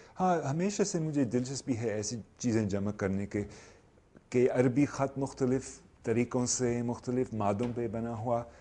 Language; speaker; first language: Urdu; non-native, fluent; English